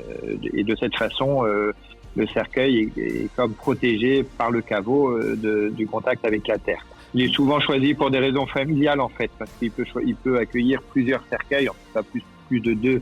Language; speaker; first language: French; native; French